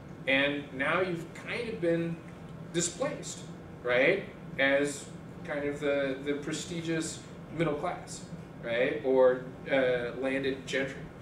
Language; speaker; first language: English; early bilingual, other home language; Spanish